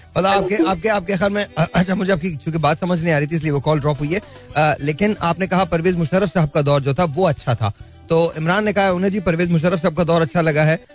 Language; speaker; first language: Urdu; native; Urdu